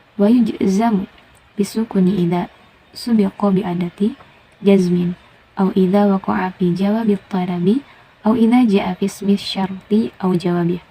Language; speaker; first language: Arabic; non-native, learner; Indonesian